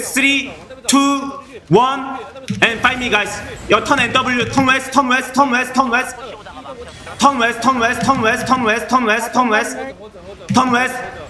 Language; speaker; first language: English; non-native, learner; Korean